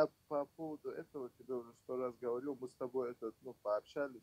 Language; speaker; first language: Russian; non-native, local second language; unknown